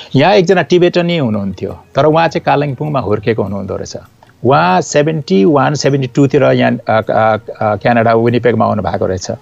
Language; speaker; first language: Nepali; non-native, local second language; Newari